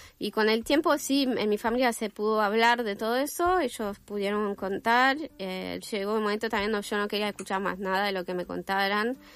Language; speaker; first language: Spanish; non-native, fluent; French